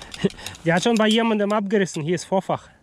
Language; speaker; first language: German; non-native, fluent; Russian